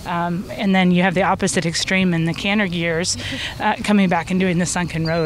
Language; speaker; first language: English; native; English